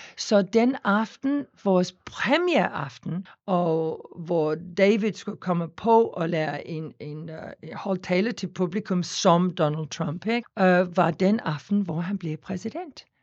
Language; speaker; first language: Danish; non-native, fluent; English